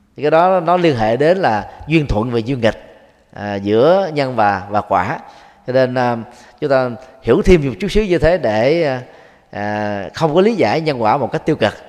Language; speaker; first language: Vietnamese; native; Vietnamese